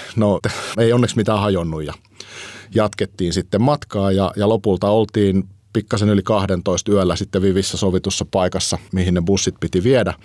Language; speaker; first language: Finnish; native; Finnish